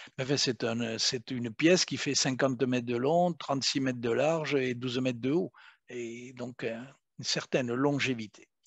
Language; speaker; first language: French; native; French